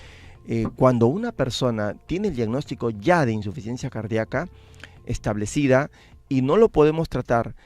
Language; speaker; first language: Spanish; native; Spanish